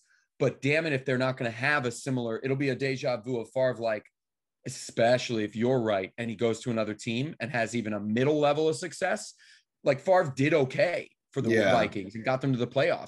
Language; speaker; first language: English; native; English